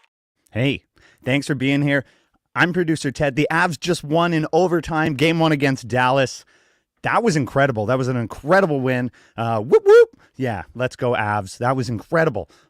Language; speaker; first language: English; native; English